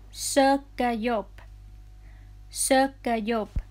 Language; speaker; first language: Swedish; non-native, fluent; Vietnamese